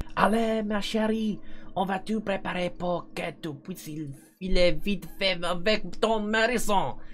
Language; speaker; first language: French; non-native, learner; English